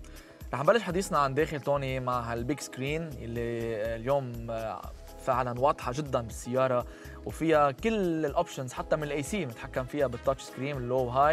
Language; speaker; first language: Arabic; native; Arabic